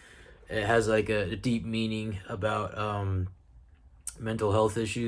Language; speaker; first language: English; native; English